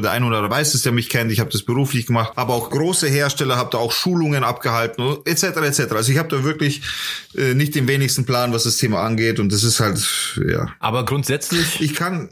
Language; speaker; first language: German; native; German